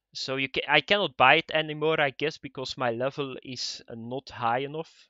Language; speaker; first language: English; non-native, fluent; Dutch